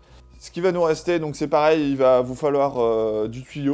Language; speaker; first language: French; native; French